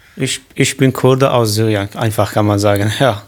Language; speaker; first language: German; non-native, learner; Kurdish